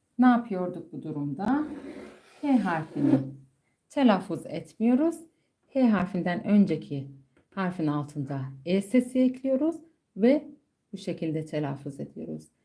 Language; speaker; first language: Turkish; non-native, fluent; Persian